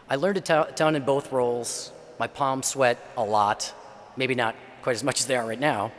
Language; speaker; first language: English; native; English